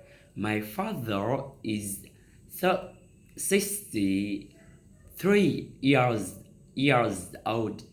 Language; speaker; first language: English; non-native, learner; Vietnamese